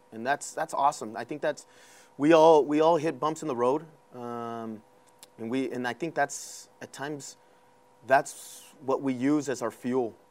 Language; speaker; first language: English; early bilingual, other home language; Spanish